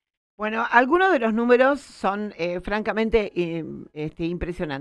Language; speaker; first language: Spanish; native; Spanish